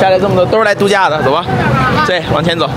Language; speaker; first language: Chinese; native; Chinese